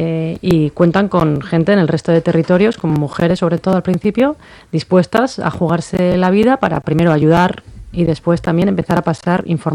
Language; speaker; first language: Spanish; native; Spanish